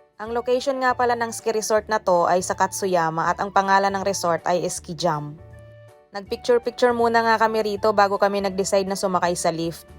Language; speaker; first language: Filipino; native; Filipino